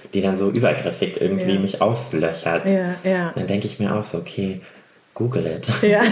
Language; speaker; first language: German; native; German